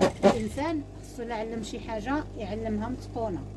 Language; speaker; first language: Arabic; native; Arabic